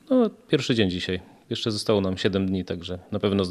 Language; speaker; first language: Polish; native; Polish